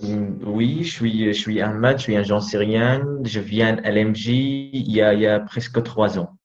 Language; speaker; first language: French; non-native, learner; Arabic